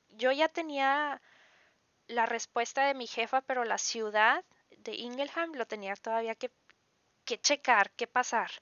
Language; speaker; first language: Spanish; native; Spanish